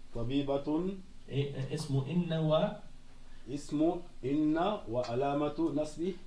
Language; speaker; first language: Arabic; non-native, learner; French